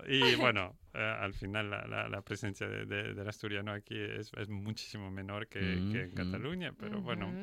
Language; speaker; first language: Spanish; non-native, fluent; French